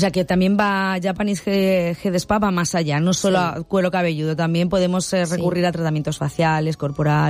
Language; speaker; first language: Spanish; native; Spanish